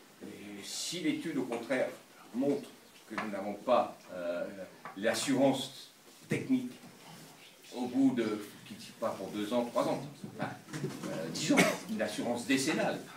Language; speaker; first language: French; native; French